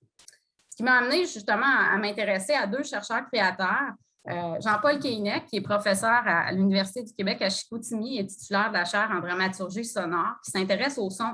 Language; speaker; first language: French; native; French